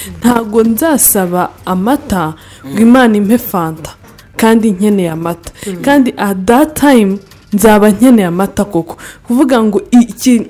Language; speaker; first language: Kinyarwanda; native; Kinyarwanda